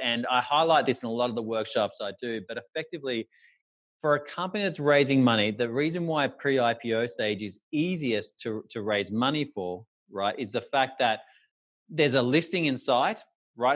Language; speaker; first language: English; native; English